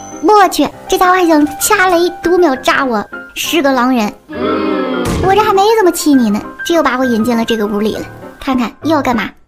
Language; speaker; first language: Chinese; native; Chinese